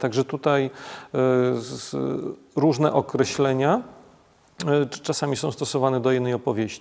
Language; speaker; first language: Polish; native; Polish